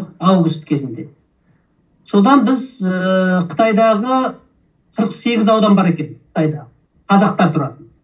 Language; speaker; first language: Kazakh; early bilingual, heritage; Kazakh